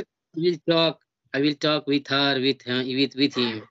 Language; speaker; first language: English; non-native, learner; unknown